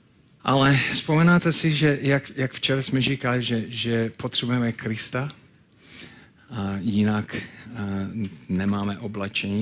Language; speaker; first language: Czech; non-native, fluent; English